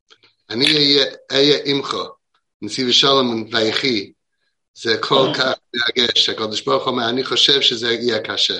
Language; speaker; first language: Hebrew; non-native, fluent; English